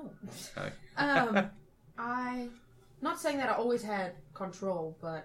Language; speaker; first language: English; native; English